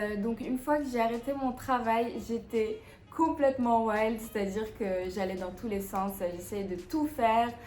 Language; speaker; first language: French; non-native, local second language; Arabic